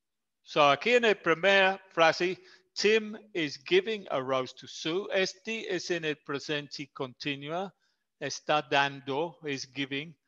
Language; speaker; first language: Spanish; non-native, fluent; English